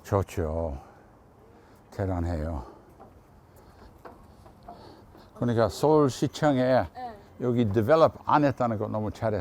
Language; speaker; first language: Korean; non-native, fluent; English